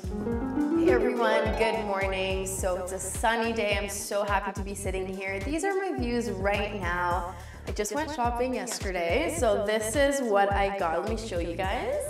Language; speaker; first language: English; native; English